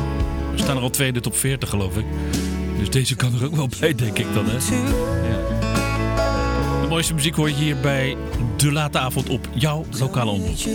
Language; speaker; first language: Dutch; native; Dutch